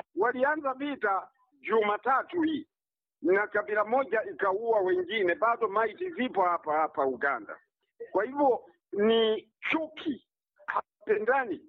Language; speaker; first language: Swahili; non-native, local second language; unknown